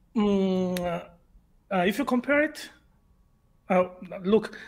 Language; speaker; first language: English; non-native, learner; Georgian